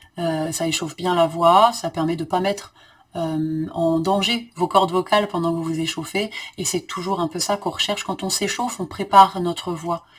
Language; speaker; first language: French; native; French